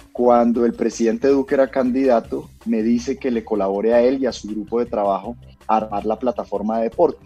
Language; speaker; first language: Spanish; native; Spanish